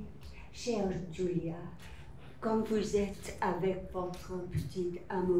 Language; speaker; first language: French; non-native, learner; English